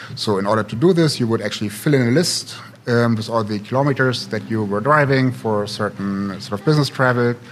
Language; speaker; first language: English; non-native, fluent; German